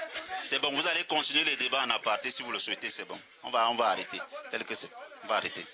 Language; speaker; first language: French; native; French